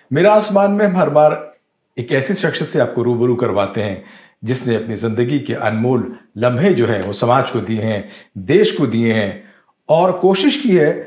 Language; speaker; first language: Hindi; native; Hindi